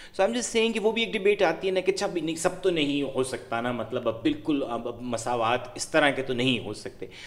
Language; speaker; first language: Urdu; non-native, local second language; Punjabi